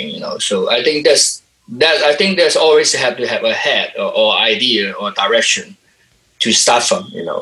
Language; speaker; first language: English; non-native, local second language; Cantonese